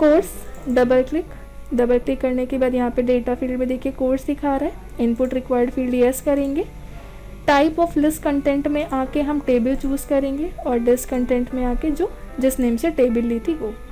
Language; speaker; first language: Hindi; native; Hindi